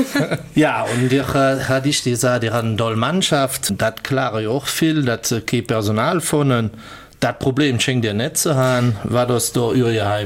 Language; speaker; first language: German; native; German